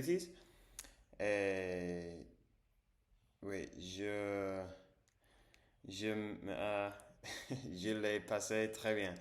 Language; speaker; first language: French; non-native, learner; English